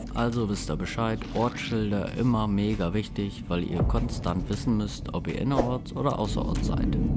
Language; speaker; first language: German; native; German